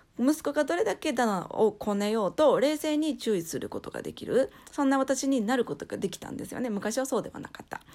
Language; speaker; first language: Japanese; native; Japanese